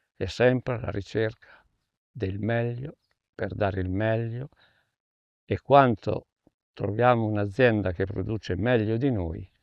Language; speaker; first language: Italian; native; Italian